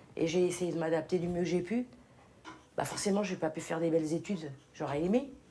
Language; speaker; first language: French; early bilingual, other home language; Portuguese